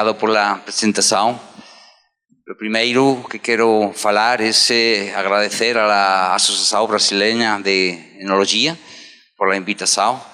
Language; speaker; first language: Portuguese; non-native, learner; Galician